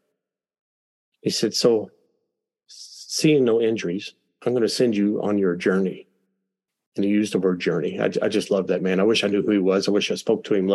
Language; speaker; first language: English; native; English